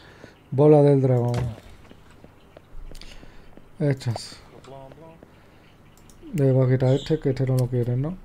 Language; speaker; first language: Spanish; native; Spanish